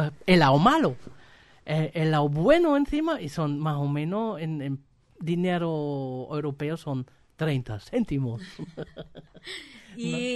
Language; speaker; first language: Spanish; non-native, fluent; German